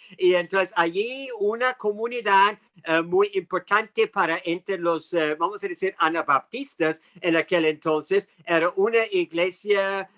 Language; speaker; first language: Spanish; non-native, fluent; English